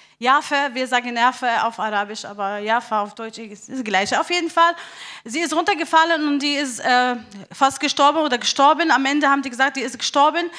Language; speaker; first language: German; non-native, learner; Arabic